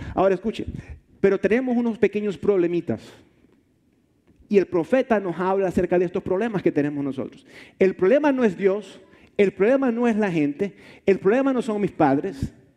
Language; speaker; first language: Spanish; early bilingual, heritage; Spanish